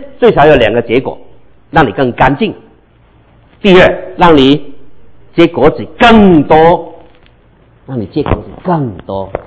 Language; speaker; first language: Chinese; non-native, local second language; Cantonese